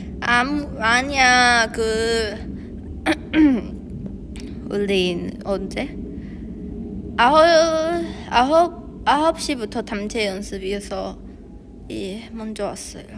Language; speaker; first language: Korean; non-native, fluent; Chinese